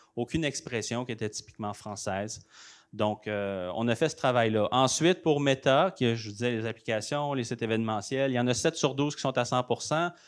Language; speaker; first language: French; native; French